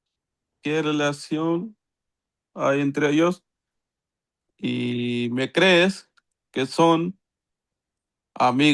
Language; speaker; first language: Spanish; non-native, learner; Urdu